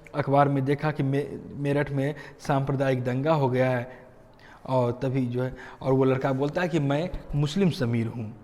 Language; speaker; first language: Hindi; native; Hindi